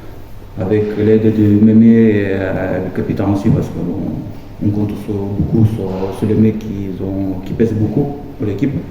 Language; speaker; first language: French; non-native, fluent; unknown